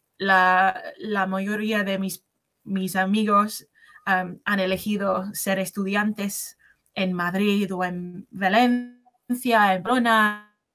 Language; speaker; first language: Spanish; non-native, learner; English